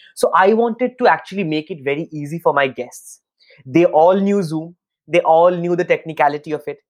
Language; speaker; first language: English; non-native, local second language; Bangla